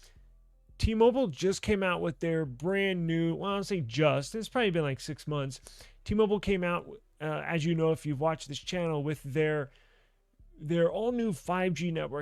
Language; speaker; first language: English; native; English